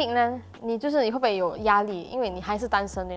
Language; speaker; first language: Chinese; native; Chinese